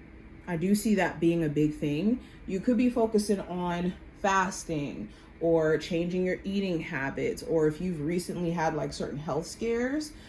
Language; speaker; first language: English; native; English